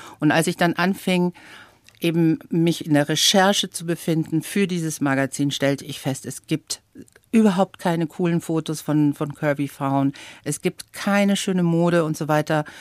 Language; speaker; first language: German; early bilingual, other home language; English